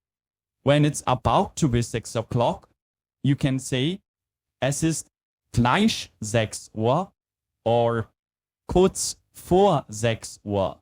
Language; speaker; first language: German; non-native, fluent; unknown